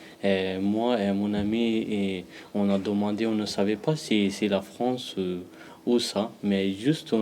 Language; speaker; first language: French; non-native, learner; Pashto